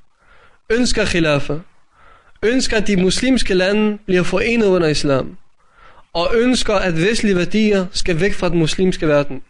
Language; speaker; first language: Danish; native; Danish